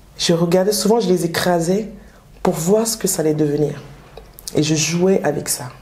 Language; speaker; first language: French; early bilingual, other home language; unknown